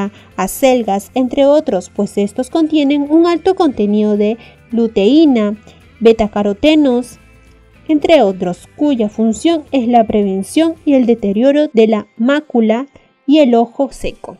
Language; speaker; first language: Spanish; native; Spanish